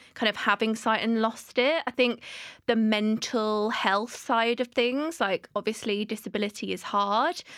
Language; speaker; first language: English; native; English